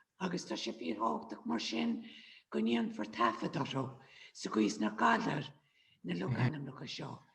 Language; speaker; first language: Irish; native; Irish